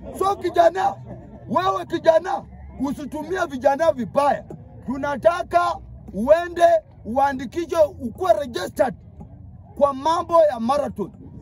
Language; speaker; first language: Swahili; non-native, local second language; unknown